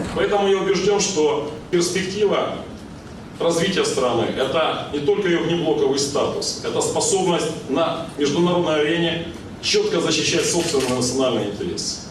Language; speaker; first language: Russian; non-native, local second language; Ukrainian